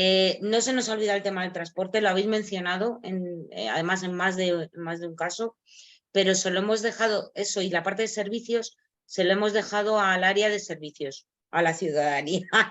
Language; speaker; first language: Spanish; native; Spanish